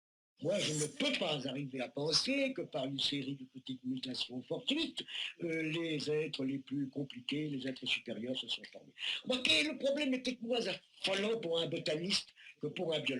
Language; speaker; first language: French; native; French